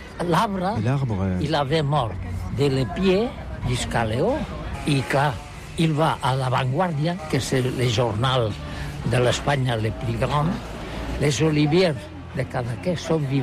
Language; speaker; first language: French; non-native, learner; Catalan